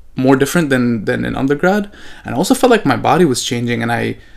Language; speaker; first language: English; non-native, fluent; Arabic